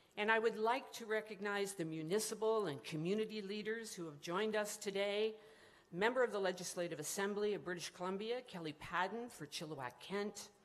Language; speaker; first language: English; native; English